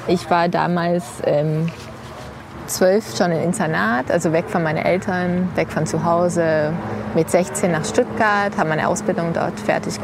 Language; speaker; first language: German; non-native, fluent; English